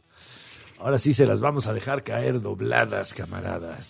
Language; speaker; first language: Spanish; native; Spanish